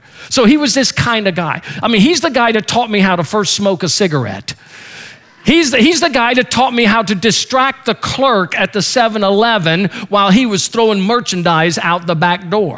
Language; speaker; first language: English; native; English